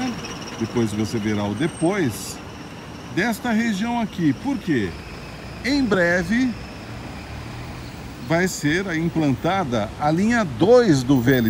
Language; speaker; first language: Portuguese; native; Portuguese